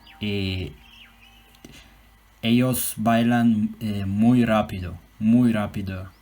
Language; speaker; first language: Spanish; non-native, learner; Turkish